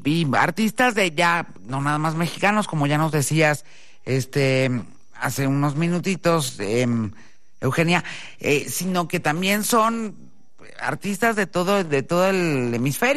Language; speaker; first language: Spanish; native; Spanish